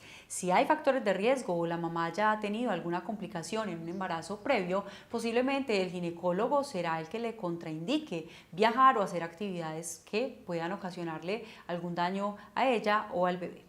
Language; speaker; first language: Spanish; native; Spanish